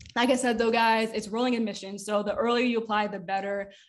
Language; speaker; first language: English; native; English